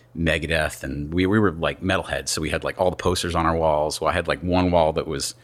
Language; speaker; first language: English; native; English